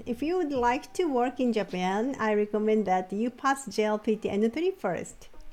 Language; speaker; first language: English; non-native, fluent; Japanese